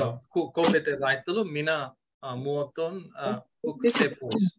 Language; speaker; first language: Finnish; non-native, learner; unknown